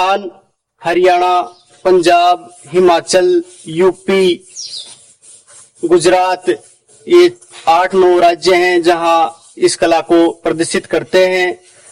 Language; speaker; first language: Hindi; native; Hindi